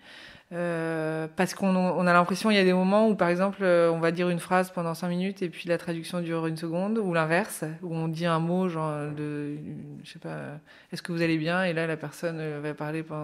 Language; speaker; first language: French; native; French